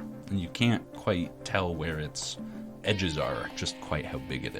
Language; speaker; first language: English; native; English